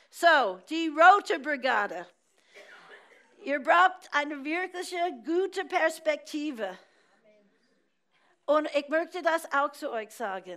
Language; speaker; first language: German; non-native, fluent; English